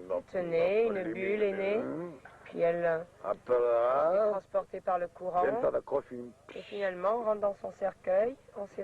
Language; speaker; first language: French; native; French